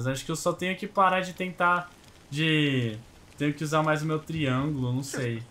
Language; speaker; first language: Portuguese; native; Portuguese